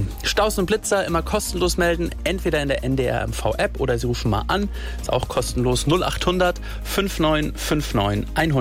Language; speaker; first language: German; native; German